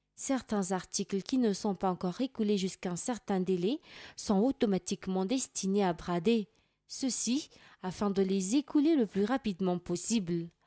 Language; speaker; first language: French; non-native, local second language; Malagasy